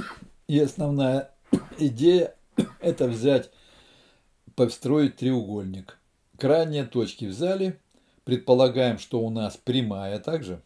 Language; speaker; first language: Russian; native; Russian